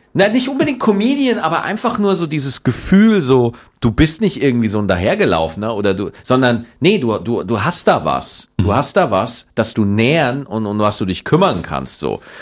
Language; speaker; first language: German; native; German